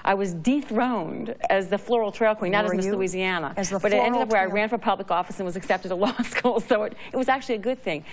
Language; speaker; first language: English; native; English